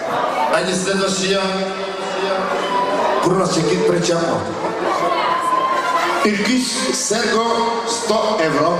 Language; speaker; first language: Bulgarian; non-native, local second language; Turkish